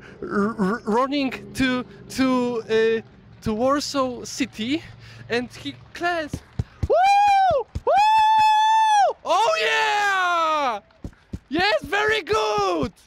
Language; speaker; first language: English; non-native, learner; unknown